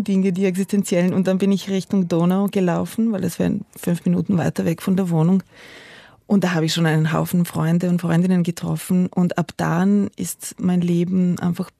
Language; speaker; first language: German; non-native, fluent; Serbian